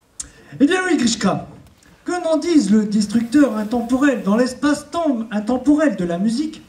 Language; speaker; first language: French; native; French